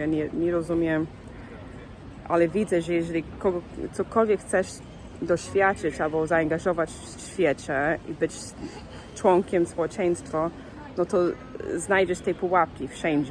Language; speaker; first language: Polish; non-native, fluent; English